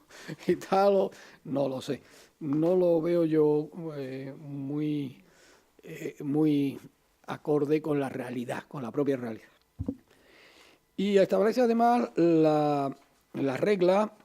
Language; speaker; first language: Spanish; native; Spanish